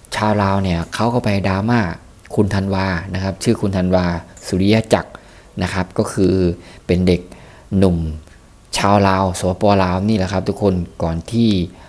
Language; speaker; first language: Thai; native; Thai